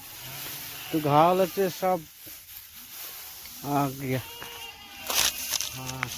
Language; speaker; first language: Hindi; non-native, learner; Bangla